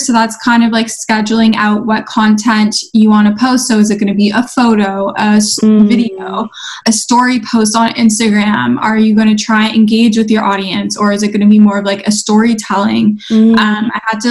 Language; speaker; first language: English; native; English